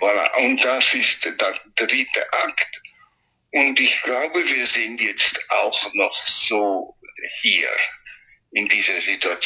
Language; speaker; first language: German; non-native, fluent; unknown